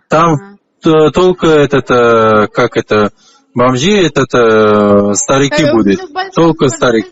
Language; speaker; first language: Russian; non-native, local second language; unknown